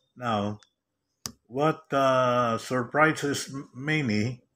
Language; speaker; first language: English; non-native, local second language; Cebuano